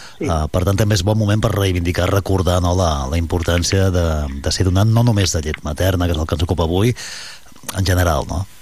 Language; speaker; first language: Catalan; native; Catalan